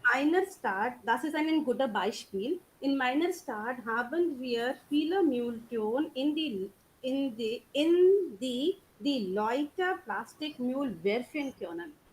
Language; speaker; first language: German; non-native, learner; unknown